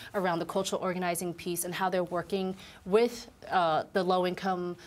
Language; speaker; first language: English; native; English